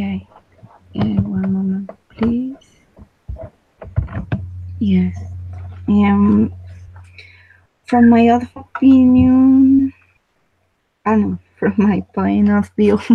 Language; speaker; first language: English; non-native, learner; Spanish